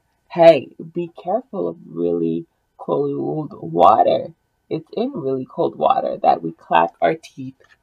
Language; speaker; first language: English; early bilingual, other home language; French